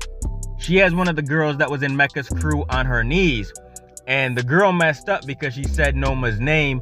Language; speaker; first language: English; native; English